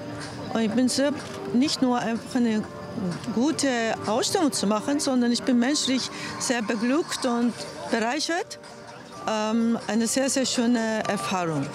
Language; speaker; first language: German; non-native, fluent; Japanese